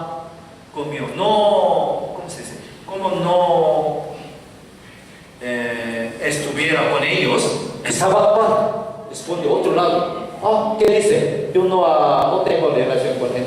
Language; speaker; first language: Spanish; non-native, learner; Korean